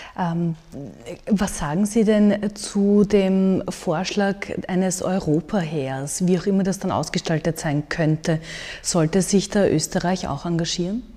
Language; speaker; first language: German; native; German